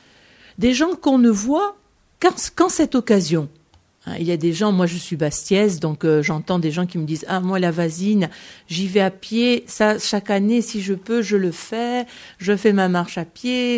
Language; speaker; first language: French; native; French